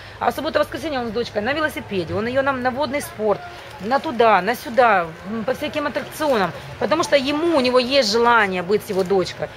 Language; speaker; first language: Russian; native; Russian